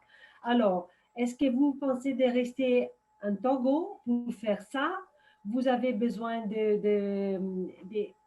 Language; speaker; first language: French; non-native, fluent; Italian